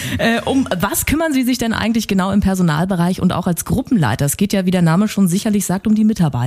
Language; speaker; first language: German; native; German